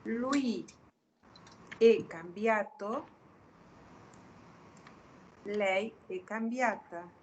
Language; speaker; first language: Italian; non-native, learner; Spanish